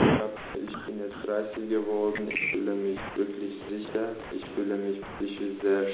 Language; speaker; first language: German; early bilingual, other home language; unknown